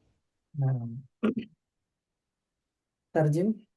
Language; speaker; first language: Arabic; non-native, fluent; Indonesian